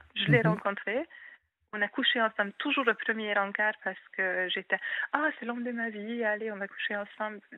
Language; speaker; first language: French; non-native, fluent; Hungarian